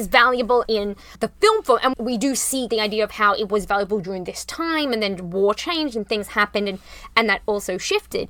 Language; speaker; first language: English; native; English